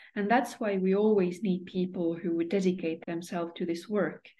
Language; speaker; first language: English; non-native, fluent; Estonian